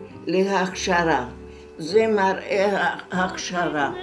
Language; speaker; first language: Hebrew; non-native, fluent; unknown